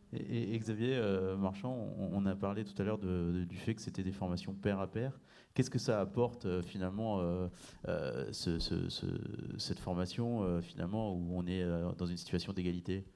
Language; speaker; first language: French; native; French